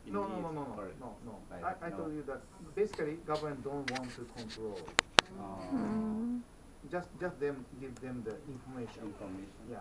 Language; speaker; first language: English; non-native, fluent; Japanese